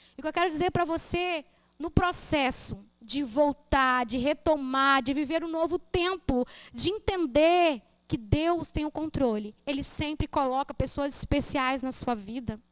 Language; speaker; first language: Portuguese; native; Portuguese